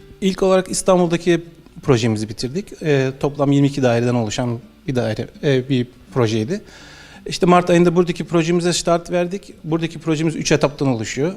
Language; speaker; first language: Turkish; early bilingual, heritage; Turkish